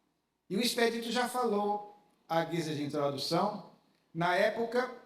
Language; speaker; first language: Portuguese; native; Portuguese